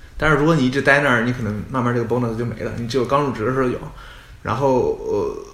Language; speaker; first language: Chinese; native; Chinese